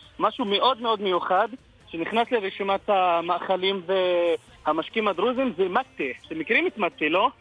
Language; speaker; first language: Hebrew; non-native, local second language; Arabic